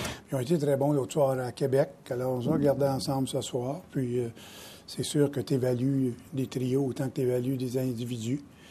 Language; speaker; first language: French; native; French